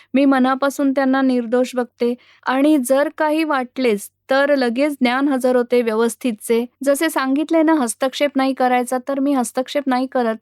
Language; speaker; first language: Marathi; non-native, local second language; Gujarati